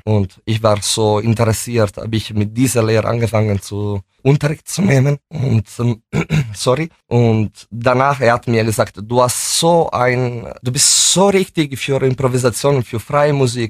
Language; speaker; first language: German; non-native, fluent; Italian